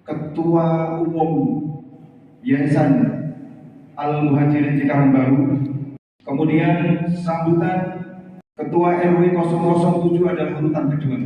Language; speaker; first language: Indonesian; native; Indonesian